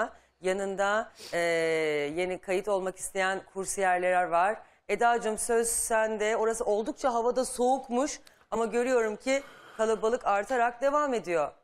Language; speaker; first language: Turkish; native; Turkish